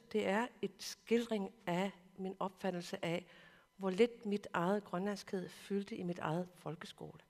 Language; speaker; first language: Danish; non-native, local second language; Kalaallisut